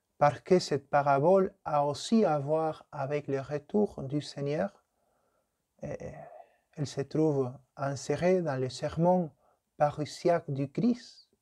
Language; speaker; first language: French; non-native, fluent; Spanish